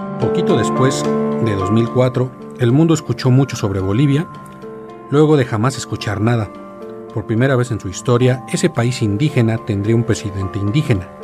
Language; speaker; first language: Spanish; native; Spanish